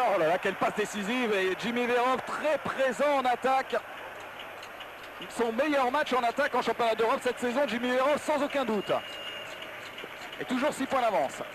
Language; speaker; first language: French; native; French